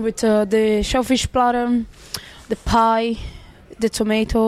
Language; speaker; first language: English; non-native, fluent; Italian